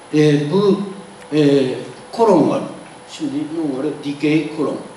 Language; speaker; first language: Turkish; non-native, learner; Japanese